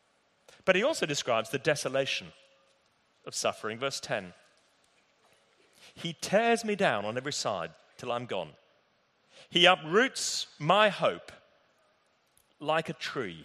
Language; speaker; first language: English; native; English